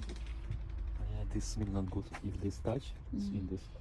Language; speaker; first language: English; non-native, learner; Polish